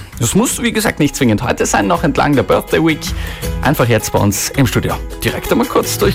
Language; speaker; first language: German; native; German